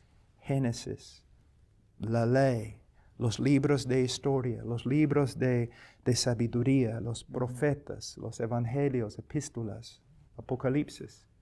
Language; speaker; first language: Spanish; non-native, fluent; English